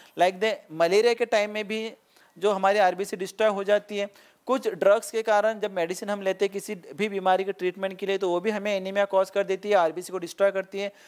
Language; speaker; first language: Hindi; non-native, local second language; Marathi